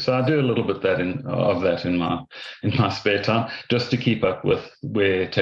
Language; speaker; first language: English; native; English